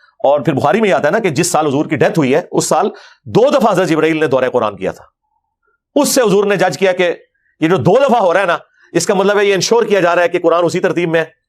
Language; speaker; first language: Urdu; non-native, local second language; Punjabi